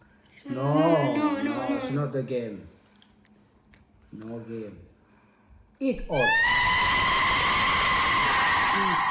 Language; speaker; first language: English; non-native, learner; Amharic